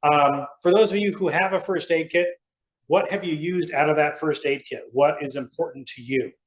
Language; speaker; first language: English; native; English